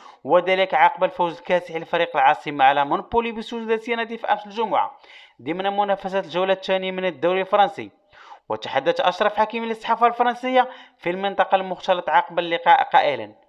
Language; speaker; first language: Arabic; native; Arabic